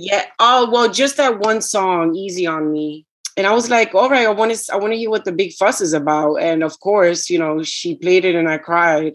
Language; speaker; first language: English; early bilingual, other home language; Spanish